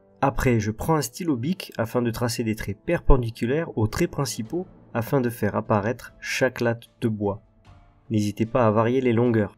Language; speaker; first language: French; native; French